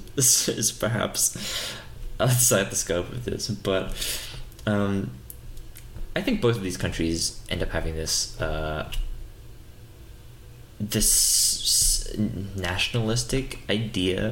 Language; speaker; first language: English; native; English